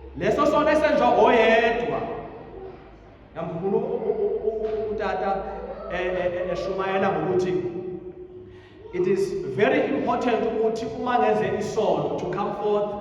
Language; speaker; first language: Zulu; non-native, local second language; Xhosa